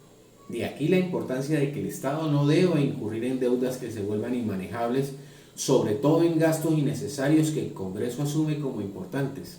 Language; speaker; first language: Spanish; native; Spanish